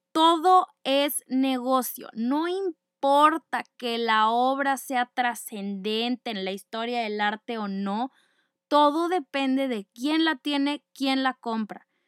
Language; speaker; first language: Spanish; native; Spanish